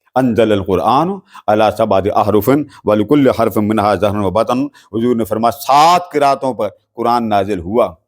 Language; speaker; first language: Urdu; non-native, local second language; Punjabi